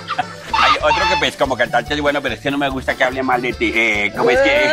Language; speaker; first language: Spanish; native; Spanish